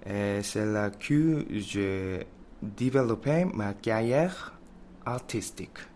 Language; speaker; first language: French; non-native, learner; Korean